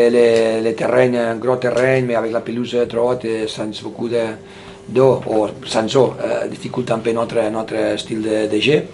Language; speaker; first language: French; non-native, fluent; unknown